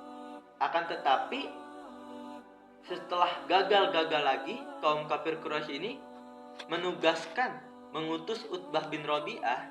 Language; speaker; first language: Indonesian; native; Indonesian